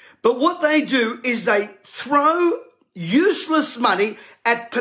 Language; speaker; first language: English; native; English